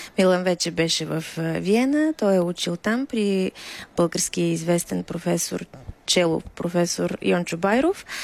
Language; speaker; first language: Bulgarian; native; Bulgarian